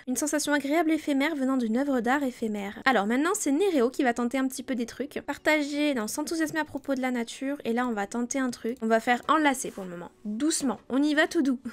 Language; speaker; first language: French; native; French